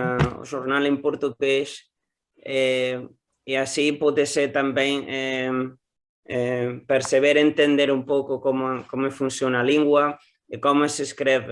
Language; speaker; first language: Portuguese; non-native, learner; Spanish